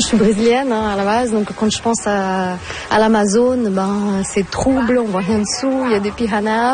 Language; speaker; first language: French; non-native, fluent; Portuguese